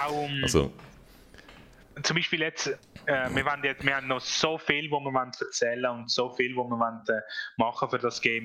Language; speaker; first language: German; non-native, fluent; Italian